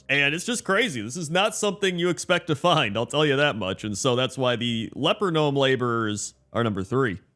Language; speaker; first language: English; native; English